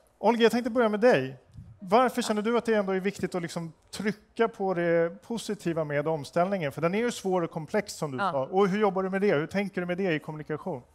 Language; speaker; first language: Swedish; native; Swedish